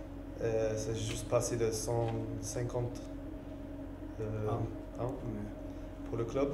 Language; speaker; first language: French; non-native, learner; English